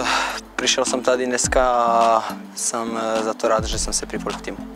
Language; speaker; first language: Czech; non-native, fluent; Serbian